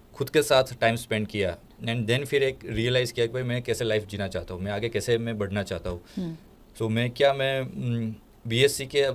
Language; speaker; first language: Hindi; non-native, local second language; Gujarati